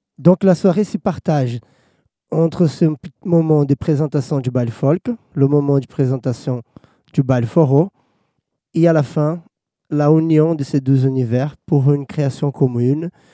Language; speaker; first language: French; non-native, fluent; Portuguese